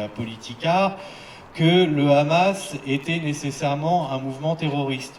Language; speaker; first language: French; native; French